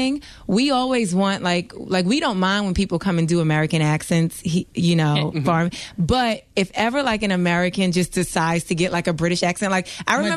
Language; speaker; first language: English; native; English